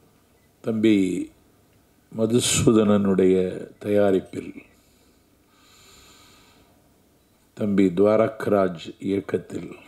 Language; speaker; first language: Tamil; native; Tamil